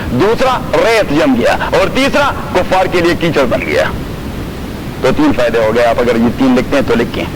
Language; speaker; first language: Urdu; non-native, local second language; Pashto